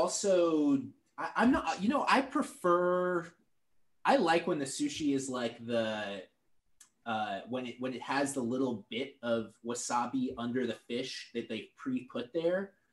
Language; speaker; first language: English; native; English